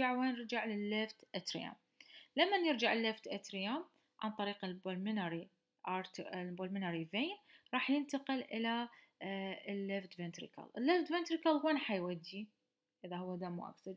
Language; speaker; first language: Arabic; native; Arabic